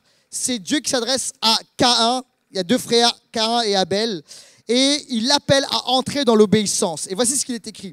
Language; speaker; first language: French; native; French